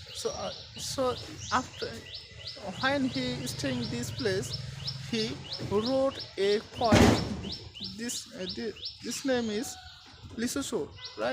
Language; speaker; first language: English; non-native, local second language; Bangla